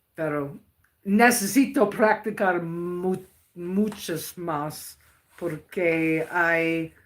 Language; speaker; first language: Spanish; non-native, learner; English